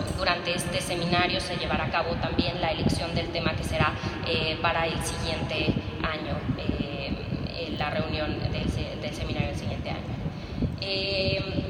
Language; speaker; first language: Spanish; native; Spanish